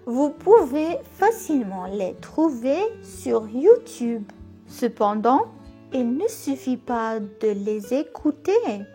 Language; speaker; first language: French; non-native, local second language; Arabic